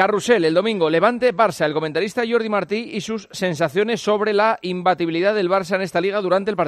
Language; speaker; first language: Spanish; native; Spanish